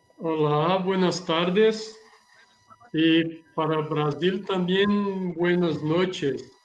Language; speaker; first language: Spanish; non-native, learner; Portuguese